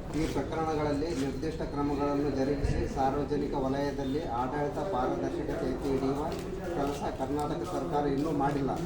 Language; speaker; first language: Kannada; native; Kannada